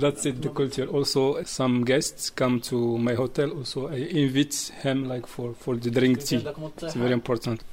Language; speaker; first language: English; non-native, learner; Arabic